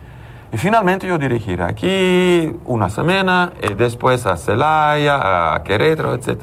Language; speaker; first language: Spanish; non-native, learner; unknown